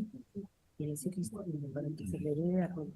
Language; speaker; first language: Spanish; native; Spanish